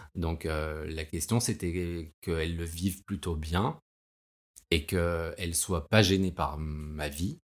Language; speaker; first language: French; native; French